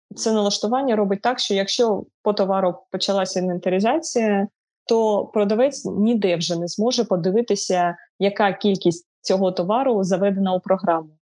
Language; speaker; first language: Ukrainian; non-native, local second language; Russian